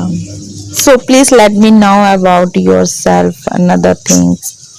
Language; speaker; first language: English; non-native, learner; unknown